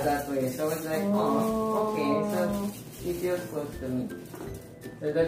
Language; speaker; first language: English; non-native, local second language; Filipino